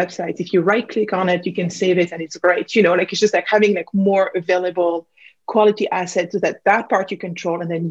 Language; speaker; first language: English; non-native, fluent; French